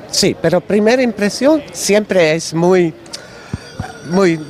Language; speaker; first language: Spanish; non-native, learner; Dutch